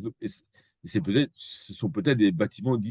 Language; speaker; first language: French; native; French